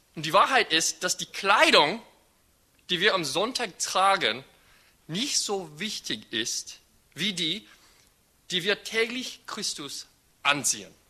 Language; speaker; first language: German; non-native, fluent; English